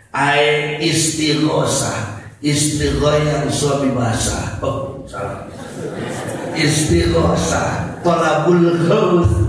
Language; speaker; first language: Malay; non-native, local second language; Sundanese